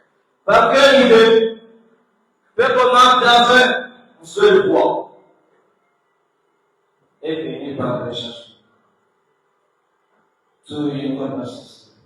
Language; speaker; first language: French; non-native, local second language; Comorian